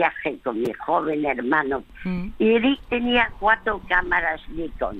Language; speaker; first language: Spanish; early bilingual, other home language; French